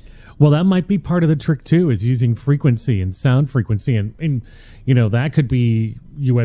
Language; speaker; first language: English; native; English